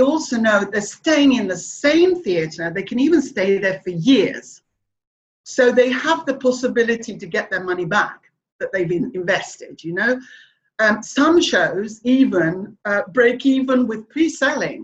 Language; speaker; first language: English; native; English